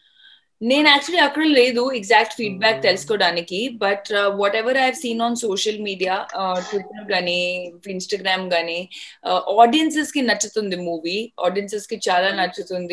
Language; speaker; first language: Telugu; non-native, fluent; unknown